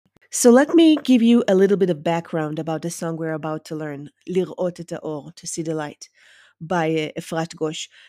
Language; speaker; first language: English; non-native, fluent; Hebrew